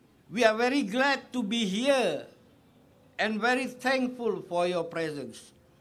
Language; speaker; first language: English; non-native, local second language; Malay